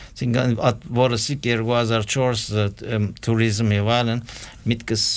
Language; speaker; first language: Armenian; early bilingual, heritage; Armenian